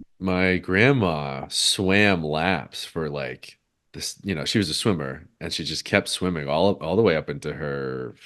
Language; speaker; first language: English; native; English